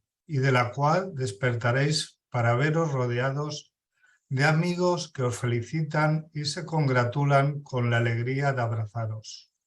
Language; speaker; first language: Spanish; native; Spanish